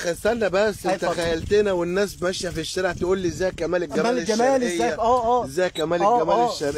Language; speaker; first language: Arabic; native; Arabic